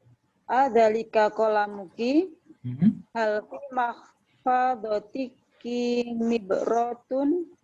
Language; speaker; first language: Arabic; non-native, learner; Indonesian